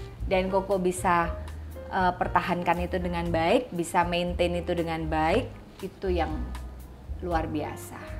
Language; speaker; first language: Indonesian; native; Indonesian